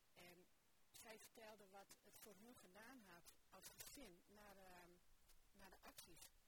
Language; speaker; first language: Dutch; native; Dutch